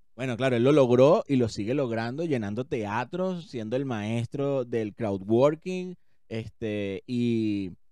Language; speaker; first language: Spanish; native; Spanish